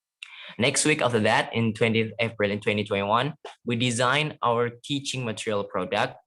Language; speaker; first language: English; non-native, fluent; Indonesian